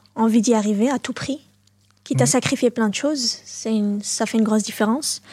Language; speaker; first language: French; native; French